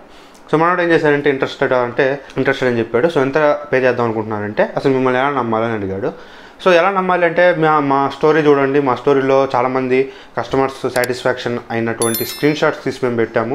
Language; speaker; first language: Telugu; native; Telugu